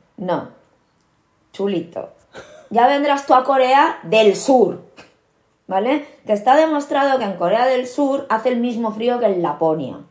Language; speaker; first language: Spanish; early bilingual, other home language; Korean